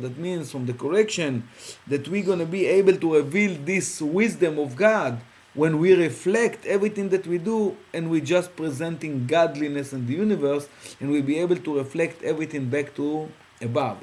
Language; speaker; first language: English; non-native, fluent; Hebrew